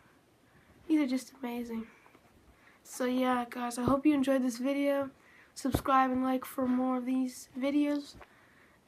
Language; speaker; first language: English; native; English